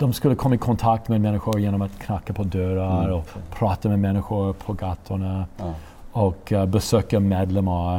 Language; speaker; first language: Swedish; non-native, fluent; English